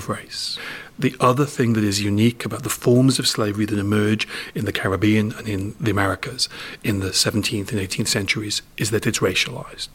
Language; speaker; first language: English; native; English